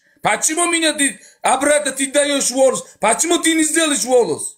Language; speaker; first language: Russian; non-native, learner; Uzbek